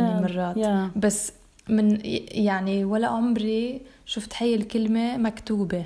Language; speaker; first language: Arabic; non-native, fluent; English